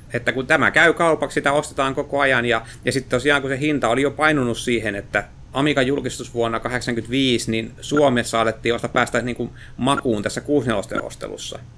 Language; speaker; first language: Finnish; native; Finnish